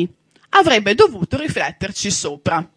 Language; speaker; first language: Italian; native; Italian